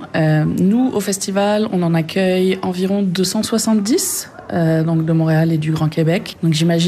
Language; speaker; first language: French; native; French